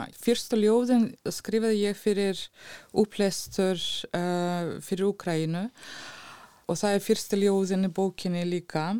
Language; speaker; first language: Icelandic; non-native, fluent; Russian